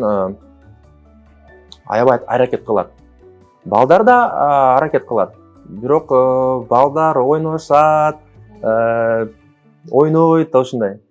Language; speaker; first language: Kyrgyz; non-native, local second language; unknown